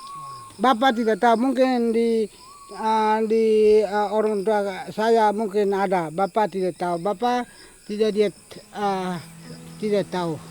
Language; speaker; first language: Indonesian; non-native, local second language; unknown